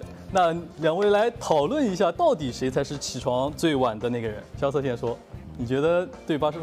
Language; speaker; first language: Chinese; native; Chinese